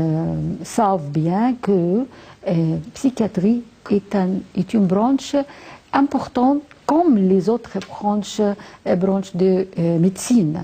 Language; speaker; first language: French; non-native, fluent; Arabic